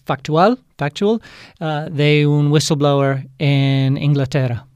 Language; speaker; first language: Spanish; non-native, fluent; English